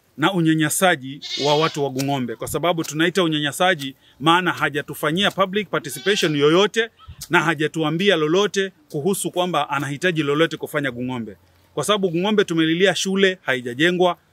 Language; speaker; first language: Swahili; native; Swahili